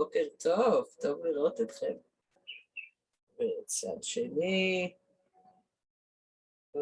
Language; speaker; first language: Hebrew; non-native, fluent; English